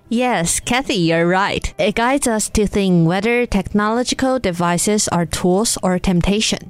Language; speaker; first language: English; non-native, fluent; Chinese